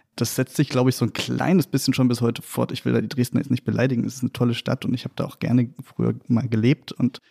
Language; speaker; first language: German; native; German